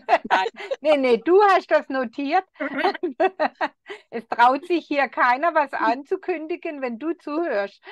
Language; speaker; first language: German; native; German